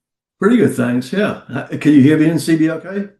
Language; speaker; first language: English; native; English